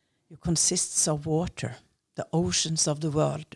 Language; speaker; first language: English; non-native, fluent; Norwegian